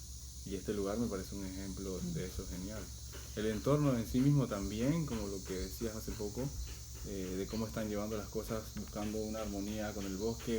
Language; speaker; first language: Spanish; native; Spanish